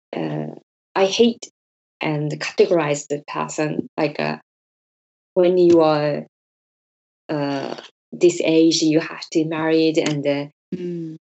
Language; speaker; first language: English; non-native, learner; Japanese